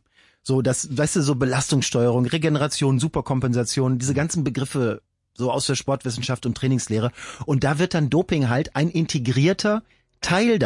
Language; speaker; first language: German; native; German